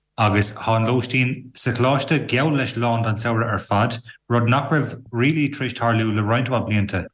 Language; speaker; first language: Irish; native; Irish